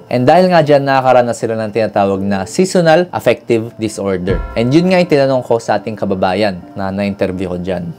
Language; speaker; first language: Filipino; native; Filipino